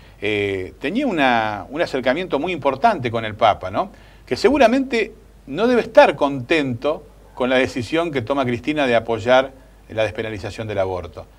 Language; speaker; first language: Spanish; native; Spanish